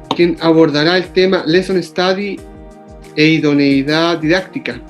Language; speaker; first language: Spanish; native; Spanish